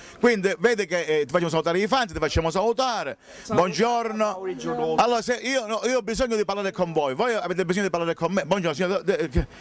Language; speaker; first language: Italian; native; Italian